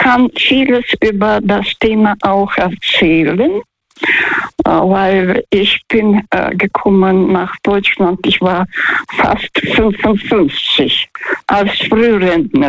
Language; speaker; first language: German; non-native, fluent; Russian